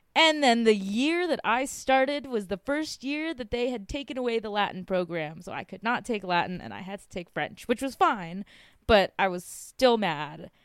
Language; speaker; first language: English; native; English